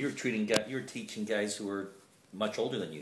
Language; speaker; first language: English; native; English